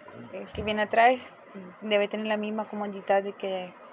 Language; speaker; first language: Portuguese; non-native, fluent; Spanish